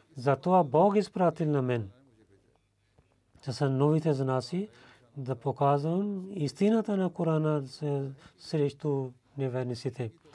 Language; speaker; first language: Bulgarian; non-native, learner; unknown